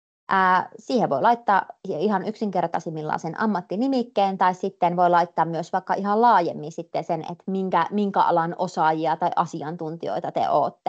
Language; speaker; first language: Finnish; native; Finnish